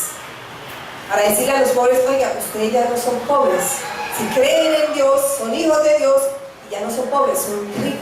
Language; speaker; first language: Spanish; native; Spanish